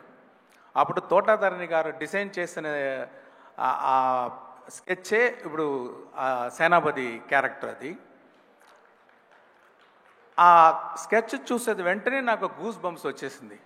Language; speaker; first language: Telugu; non-native, local second language; Tamil